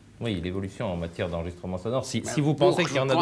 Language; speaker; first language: French; native; French